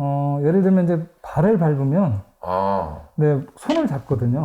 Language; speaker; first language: Korean; native; Korean